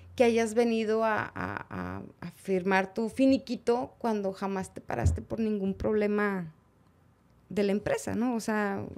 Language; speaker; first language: Spanish; native; Spanish